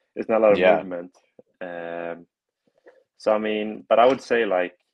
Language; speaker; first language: English; non-native, fluent; Swedish